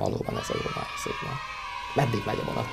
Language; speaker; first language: Hungarian; native; Hungarian